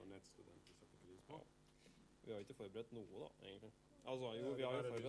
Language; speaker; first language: Norwegian; native; Norwegian